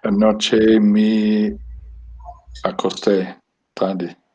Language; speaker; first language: Spanish; non-native, learner; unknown